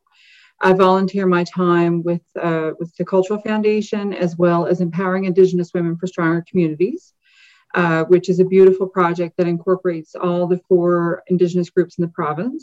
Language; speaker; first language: English; native; English